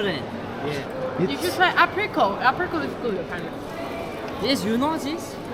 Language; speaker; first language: English; non-native, learner; Korean